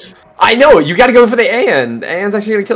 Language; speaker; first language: English; native; English